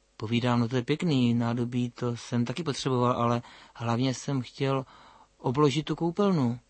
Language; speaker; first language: Czech; native; Czech